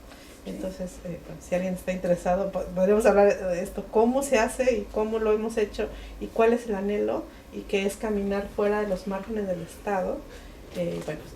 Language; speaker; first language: Spanish; non-native, local second language; Mixtepec Mixtec